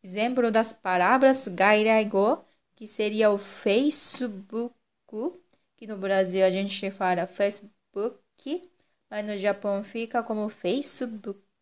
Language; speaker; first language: Portuguese; non-native, local second language; Japanese